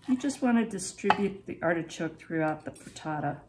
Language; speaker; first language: English; native; English